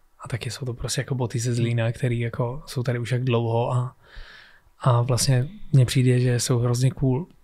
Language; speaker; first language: Czech; native; Czech